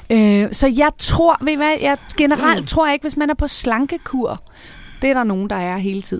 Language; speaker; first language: Danish; native; Danish